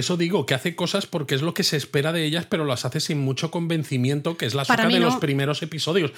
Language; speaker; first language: Spanish; native; Spanish